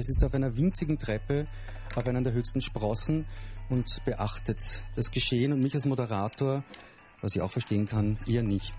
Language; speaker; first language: German; native; German